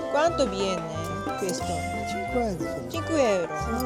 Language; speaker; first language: Italian; non-native, learner; Japanese